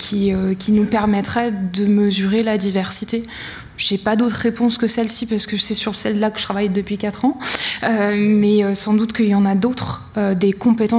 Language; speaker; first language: French; native; French